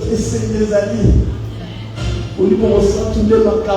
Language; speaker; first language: French; non-native, local second language; Lingala